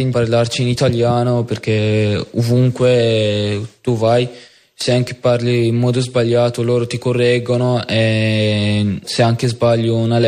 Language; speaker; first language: Italian; non-native, learner; Arabic